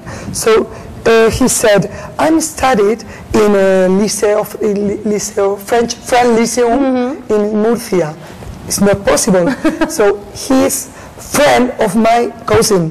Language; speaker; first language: English; non-native, learner; Spanish